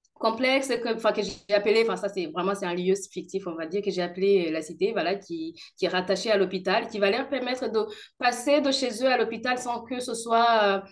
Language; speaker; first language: French; non-native, local second language; Kinyarwanda